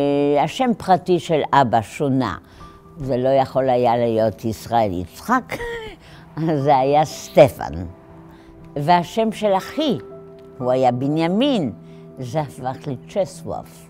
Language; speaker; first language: Hebrew; non-native, fluent; Polish